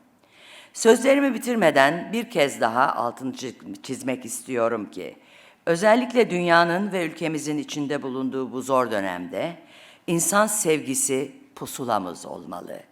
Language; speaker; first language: Turkish; native; Turkish